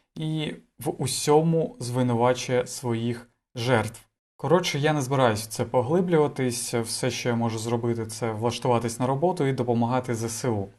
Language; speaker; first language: Ukrainian; non-native, local second language; Russian